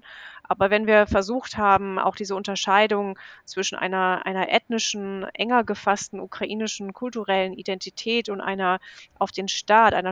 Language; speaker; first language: German; native; German